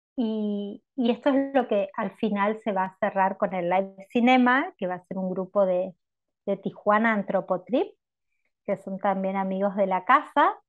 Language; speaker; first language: Spanish; native; Spanish